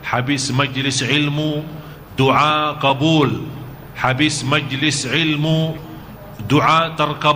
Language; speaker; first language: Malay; non-native, fluent; Arabic